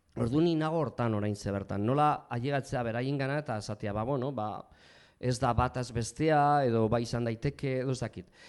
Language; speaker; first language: Basque; non-native, local second language; Spanish